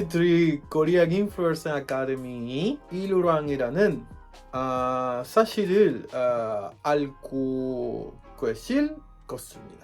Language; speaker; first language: Korean; non-native, learner; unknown